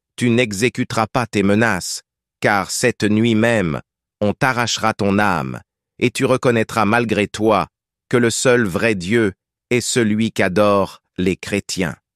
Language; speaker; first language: French; native; French